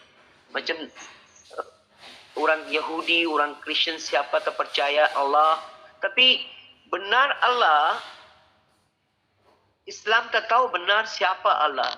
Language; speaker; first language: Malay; non-native, learner; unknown